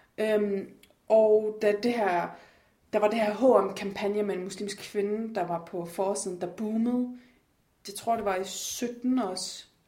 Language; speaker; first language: Danish; native; Danish